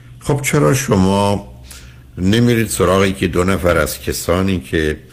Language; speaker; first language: Persian; native; Persian